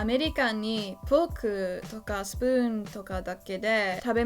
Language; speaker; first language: Japanese; non-native, learner; English